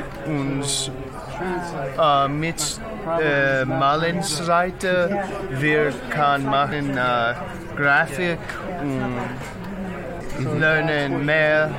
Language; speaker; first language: German; non-native, learner; English